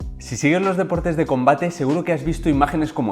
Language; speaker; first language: Spanish; native; Spanish